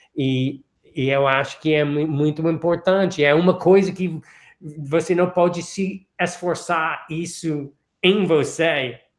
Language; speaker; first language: Portuguese; non-native, fluent; English